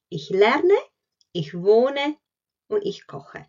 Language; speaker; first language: German; non-native, fluent; Latvian